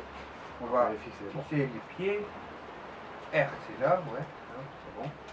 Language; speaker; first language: French; native; French